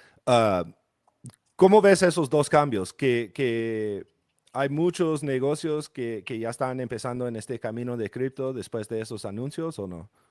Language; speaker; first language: Spanish; non-native, fluent; English